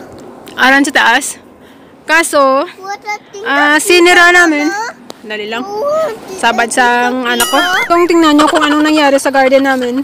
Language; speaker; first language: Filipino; non-native, local second language; Hiligaynon